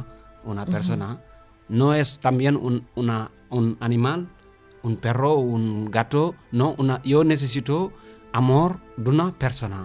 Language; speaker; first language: Spanish; non-native, learner; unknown